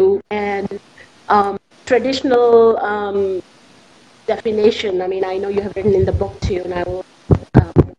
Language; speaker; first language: English; non-native, local second language; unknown